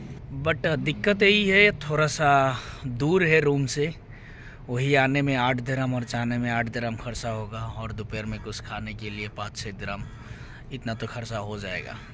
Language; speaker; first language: Hindi; non-native, local second language; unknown